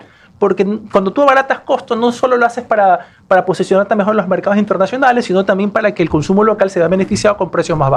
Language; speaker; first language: Spanish; native; Spanish